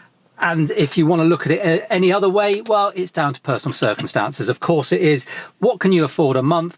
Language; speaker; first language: English; native; English